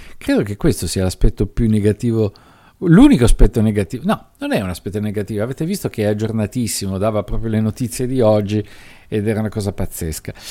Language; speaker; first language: Italian; native; Italian